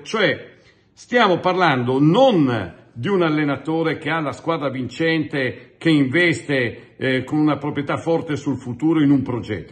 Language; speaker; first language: Italian; native; Italian